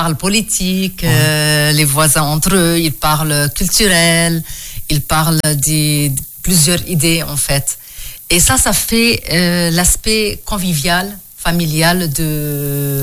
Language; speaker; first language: French; non-native, local second language; Arabic